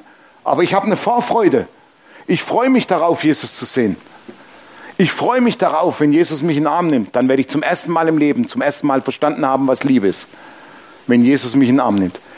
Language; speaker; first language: German; native; German